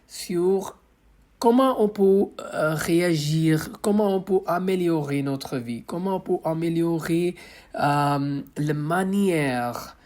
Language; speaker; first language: French; non-native, fluent; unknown